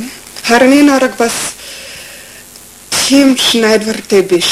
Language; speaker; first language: Mongolian; non-native, fluent; English